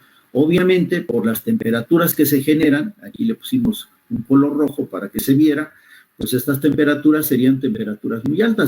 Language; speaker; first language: Spanish; native; Spanish